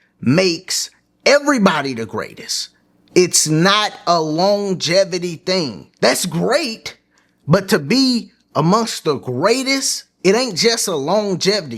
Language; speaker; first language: English; native; English